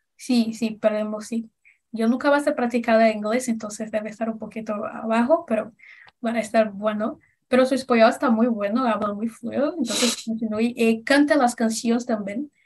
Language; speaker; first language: Spanish; non-native, learner; Portuguese